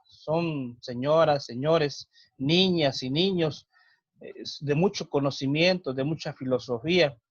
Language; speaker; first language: Spanish; non-native, local second language; Nahuatl languages